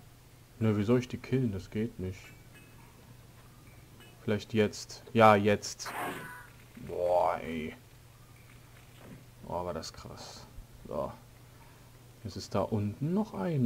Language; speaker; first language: German; native; German